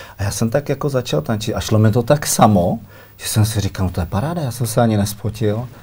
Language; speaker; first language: Czech; native; Czech